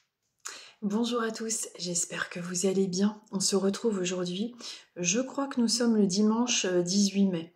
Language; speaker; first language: French; native; French